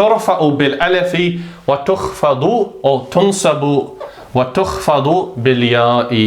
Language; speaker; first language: Arabic; non-native, fluent; English